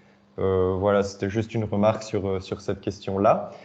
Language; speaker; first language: French; native; French